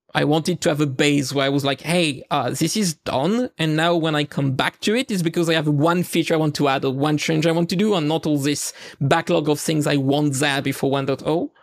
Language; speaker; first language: English; non-native, fluent; French